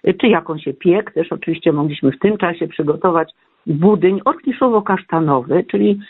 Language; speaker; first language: Polish; native; Polish